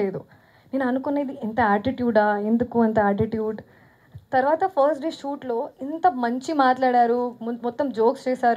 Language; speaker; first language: Telugu; non-native, fluent; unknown